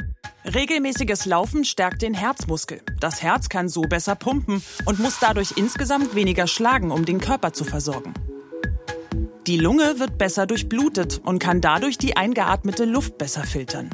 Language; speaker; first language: German; native; German